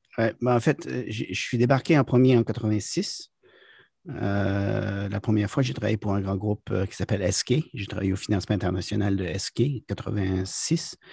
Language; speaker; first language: French; native; French